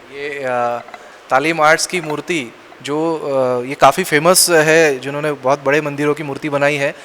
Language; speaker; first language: Hindi; non-native, local second language; Marathi